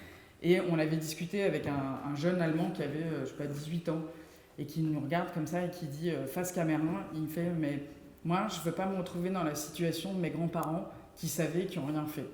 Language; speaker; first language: French; native; French